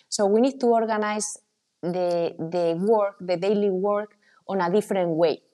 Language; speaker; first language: English; non-native, fluent; Spanish